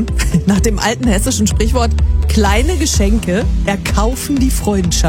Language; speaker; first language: German; native; German